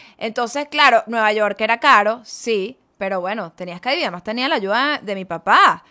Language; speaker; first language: Spanish; native; Spanish